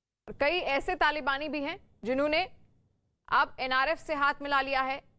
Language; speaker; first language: Hindi; native; Hindi